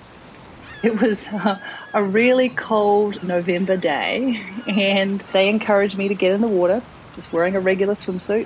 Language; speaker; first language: English; native; English